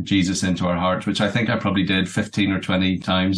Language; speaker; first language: English; native; English